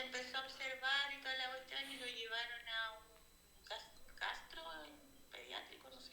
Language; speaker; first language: Spanish; native; Spanish